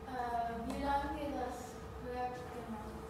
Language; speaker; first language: German; non-native, learner; Arabic